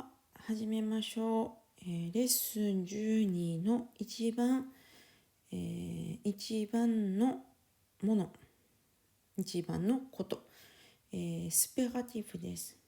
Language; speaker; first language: Japanese; non-native, fluent; French